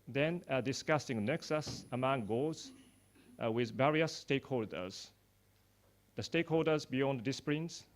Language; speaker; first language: English; non-native, fluent; Japanese